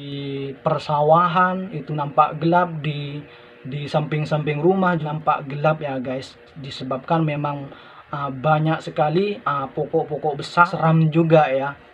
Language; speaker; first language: Indonesian; non-native, local second language; Madurese